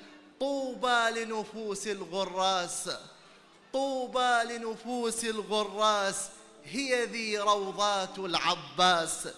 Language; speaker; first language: Arabic; native; Arabic